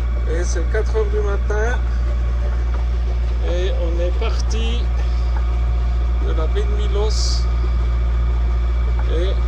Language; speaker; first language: French; native; French